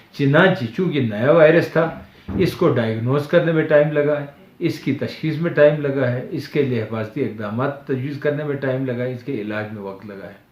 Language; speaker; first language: Urdu; non-native, local second language; Balti